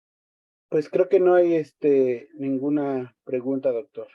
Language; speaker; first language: Spanish; native; Spanish